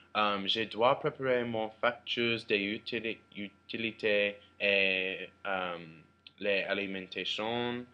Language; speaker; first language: French; non-native, learner; English